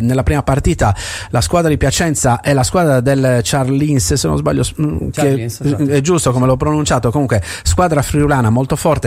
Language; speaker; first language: Italian; native; Italian